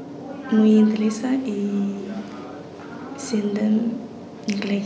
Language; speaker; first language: Spanish; non-native, learner; Chinese